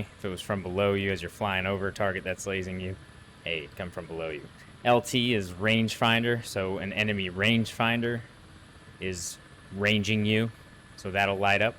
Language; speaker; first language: English; native; English